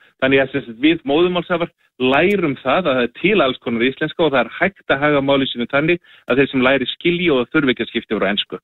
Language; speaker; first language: Icelandic; native; Icelandic